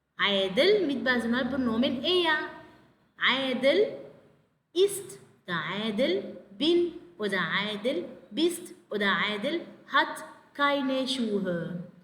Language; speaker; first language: German; non-native, fluent; Arabic